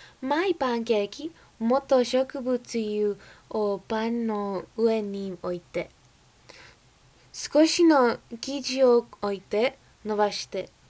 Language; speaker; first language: Japanese; non-native, learner; English